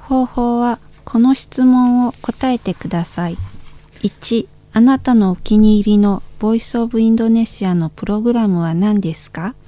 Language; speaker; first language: Japanese; non-native, learner; Indonesian